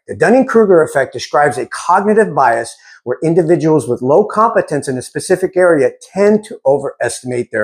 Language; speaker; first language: English; native; English